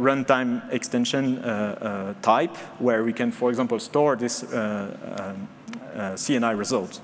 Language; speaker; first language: English; non-native, fluent; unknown